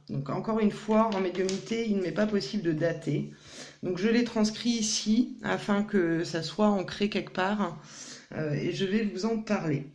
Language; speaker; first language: French; native; French